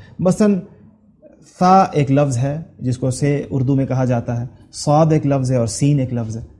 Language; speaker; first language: Urdu; non-native, local second language; Pashto